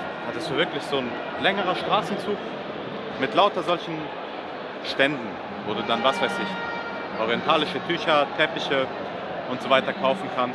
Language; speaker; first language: German; native; German